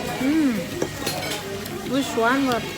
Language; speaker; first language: Turkish; non-native, learner; Indonesian